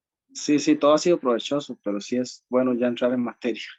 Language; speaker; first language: Spanish; native; Spanish